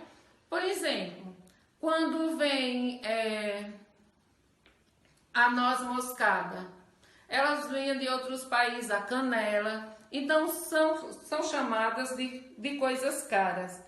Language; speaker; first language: Portuguese; native; Portuguese